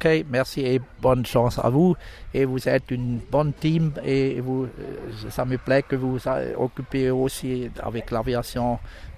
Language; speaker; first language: French; non-native, local second language; German